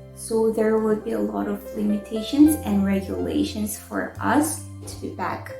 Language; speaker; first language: English; non-native, fluent; Korean